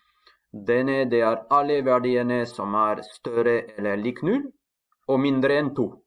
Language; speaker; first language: Norwegian; non-native, fluent; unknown